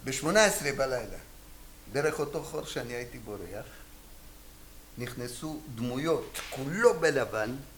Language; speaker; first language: Hebrew; non-native, fluent; Hungarian